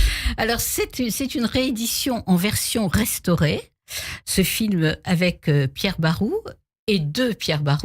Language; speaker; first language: French; native; French